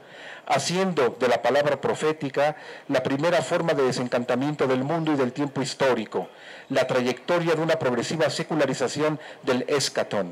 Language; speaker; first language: Spanish; native; Spanish